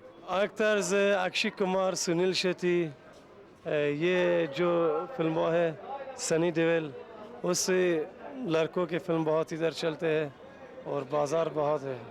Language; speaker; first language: Hindi; non-native, learner; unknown